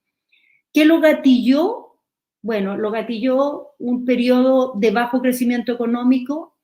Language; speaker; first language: Spanish; native; Spanish